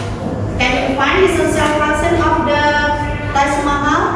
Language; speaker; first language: English; non-native, learner; Indonesian